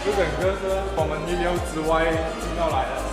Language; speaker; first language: Chinese; native; Chinese